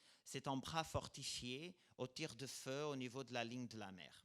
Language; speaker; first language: French; non-native, fluent; Portuguese